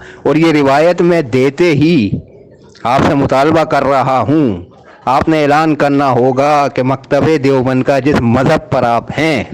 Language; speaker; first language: Urdu; native; Urdu